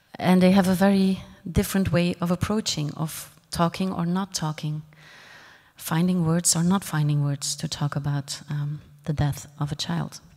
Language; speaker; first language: English; non-native, fluent; Dutch